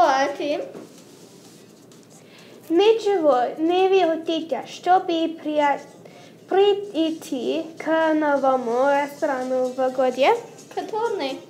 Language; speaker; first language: Russian; non-native, learner; English